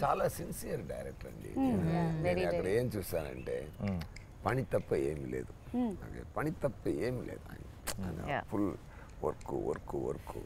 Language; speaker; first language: Telugu; non-native, local second language; Tamil